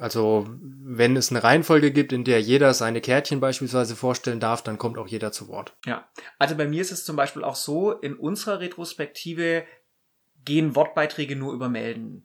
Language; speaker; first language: German; native; German